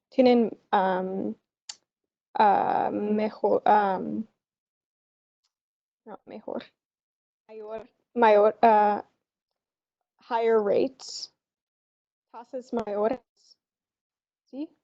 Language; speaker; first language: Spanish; non-native, learner; English